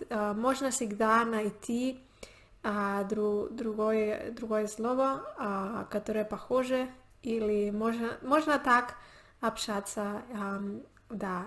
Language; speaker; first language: Russian; non-native, learner; Spanish